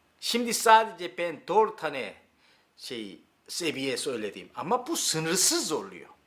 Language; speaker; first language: Turkish; non-native, learner; Korean